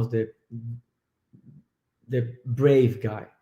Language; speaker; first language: English; non-native, learner; Spanish